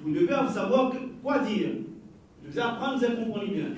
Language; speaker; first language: French; non-native, local second language; Haitian Creole